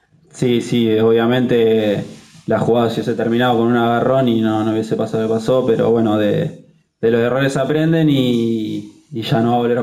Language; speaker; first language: Spanish; native; Spanish